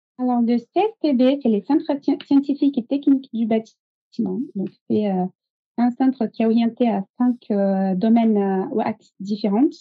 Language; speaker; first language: French; non-native, fluent; Portuguese